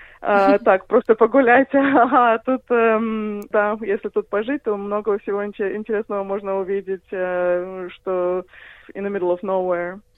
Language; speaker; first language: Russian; early bilingual, heritage; Russian